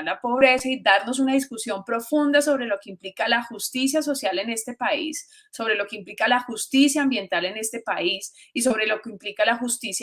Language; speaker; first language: Spanish; native; Spanish